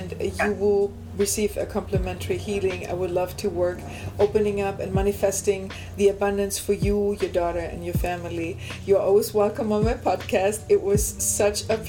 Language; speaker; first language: English; non-native, fluent; German